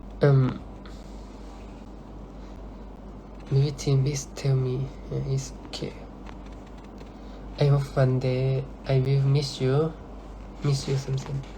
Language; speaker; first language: English; non-native, learner; Thai